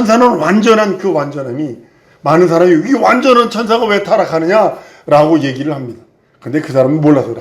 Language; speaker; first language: Korean; native; Korean